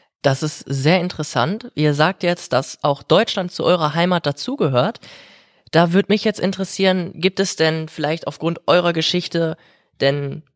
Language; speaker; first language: German; native; German